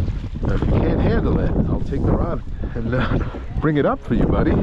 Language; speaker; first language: English; native; English